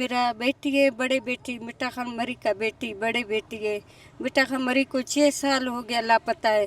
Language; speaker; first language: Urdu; non-native, local second language; Baluchi